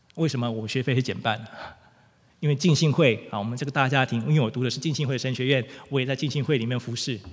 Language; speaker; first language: Chinese; native; Chinese